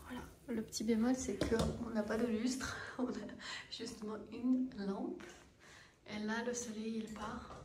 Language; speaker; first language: French; non-native, fluent; Armenian